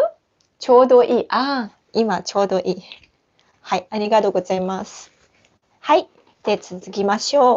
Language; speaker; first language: Japanese; non-native, fluent; Chinese